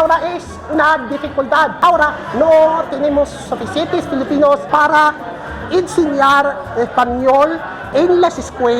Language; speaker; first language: Spanish; non-native, fluent; Filipino